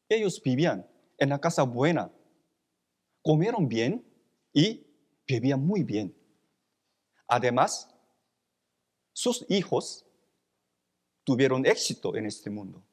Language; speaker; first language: Spanish; non-native, fluent; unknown